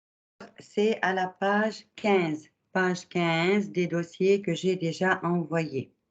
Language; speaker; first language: French; non-native, fluent; Arabic